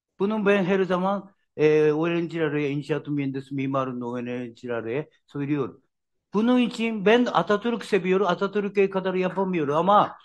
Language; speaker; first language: Turkish; non-native, learner; Japanese